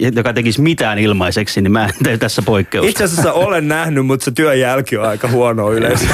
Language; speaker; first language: Finnish; early bilingual, other home language; Persian